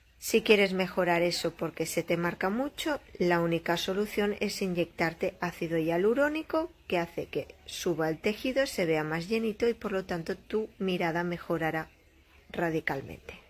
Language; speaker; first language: Spanish; native; Spanish